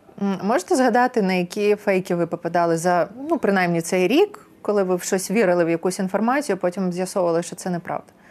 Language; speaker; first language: Ukrainian; native; Ukrainian